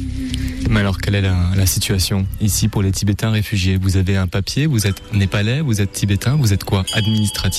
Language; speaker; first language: French; native; French